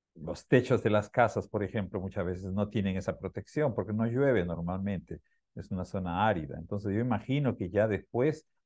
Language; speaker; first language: Spanish; native; Spanish